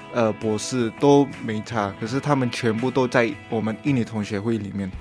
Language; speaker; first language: Chinese; non-native, fluent; Indonesian